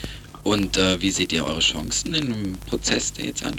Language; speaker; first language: German; native; German